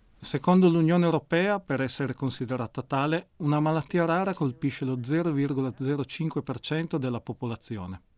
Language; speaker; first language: Italian; native; Italian